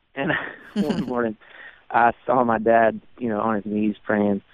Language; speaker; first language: English; native; English